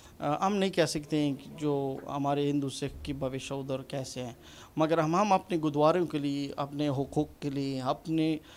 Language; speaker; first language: Urdu; non-native, fluent; Punjabi